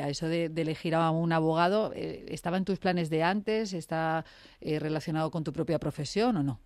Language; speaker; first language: Spanish; native; Spanish